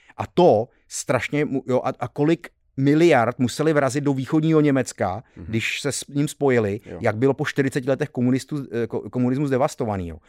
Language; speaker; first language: Czech; early bilingual, heritage; Czech